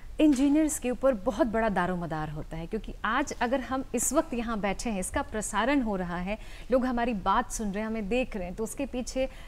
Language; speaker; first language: Hindi; native; Hindi